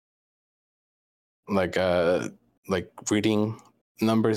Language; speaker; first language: English; non-native, fluent; Spanish